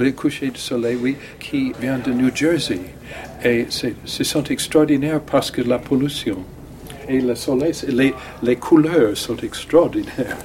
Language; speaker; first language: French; non-native, learner; English